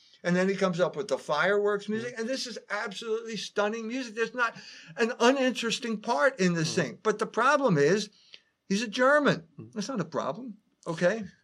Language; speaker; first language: English; native; English